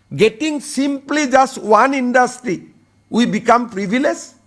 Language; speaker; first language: English; non-native, local second language; Assamese